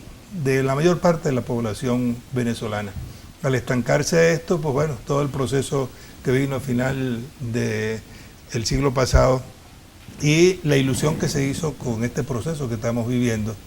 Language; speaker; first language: Spanish; native; Spanish